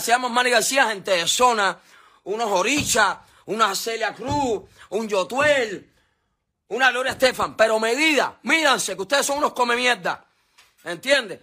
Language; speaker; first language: Spanish; native; Spanish